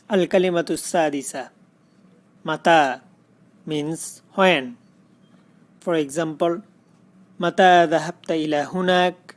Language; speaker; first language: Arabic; non-native, fluent; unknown